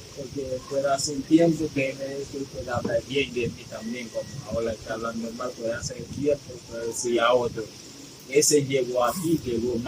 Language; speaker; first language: Spanish; non-native, learner; Haitian Creole